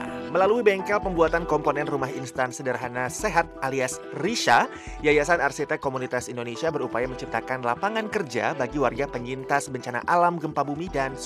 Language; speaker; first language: Indonesian; native; Indonesian